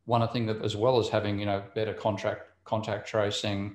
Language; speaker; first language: English; native; English